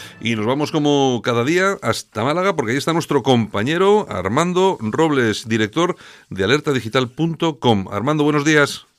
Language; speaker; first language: Spanish; native; Spanish